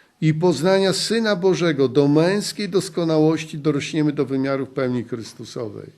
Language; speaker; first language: Polish; native; Polish